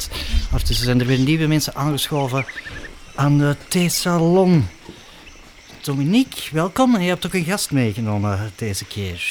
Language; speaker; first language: Dutch; native; Dutch